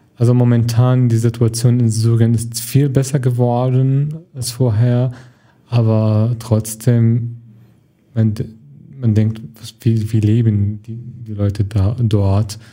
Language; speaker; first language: German; non-native, fluent; Arabic